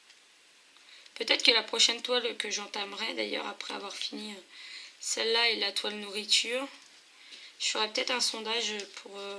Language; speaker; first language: French; native; French